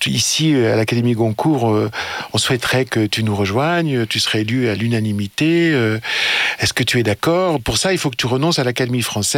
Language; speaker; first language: French; native; French